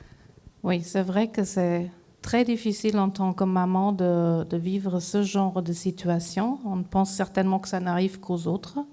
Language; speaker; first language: French; non-native, fluent; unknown